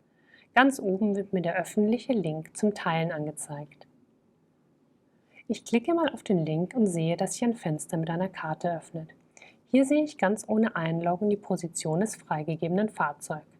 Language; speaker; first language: German; native; German